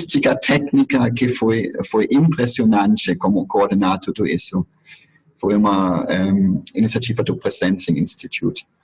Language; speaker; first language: Portuguese; non-native, fluent; German